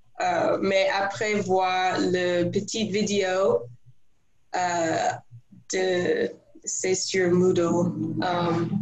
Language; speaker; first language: French; non-native, learner; English